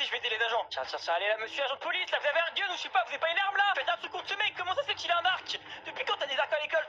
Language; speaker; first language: French; native; French